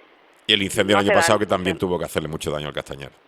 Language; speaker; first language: Spanish; native; Spanish